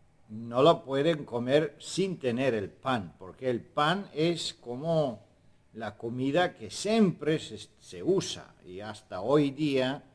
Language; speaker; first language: Spanish; non-native, fluent; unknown